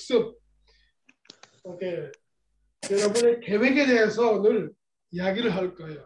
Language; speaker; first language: Korean; non-native, fluent; Bangla